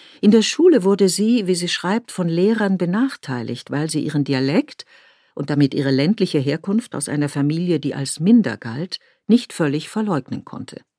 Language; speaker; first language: German; native; German